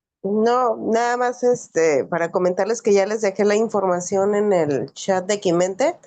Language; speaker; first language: Spanish; native; Spanish